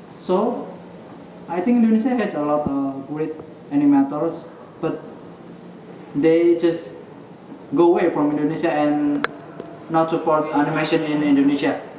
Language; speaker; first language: English; non-native, learner; Indonesian